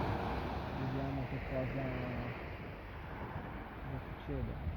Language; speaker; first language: Italian; native; Italian